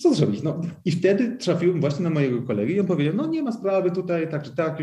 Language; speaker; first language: Polish; early bilingual, heritage; Polish